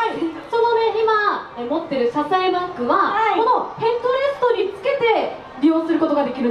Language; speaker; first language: Japanese; native; Japanese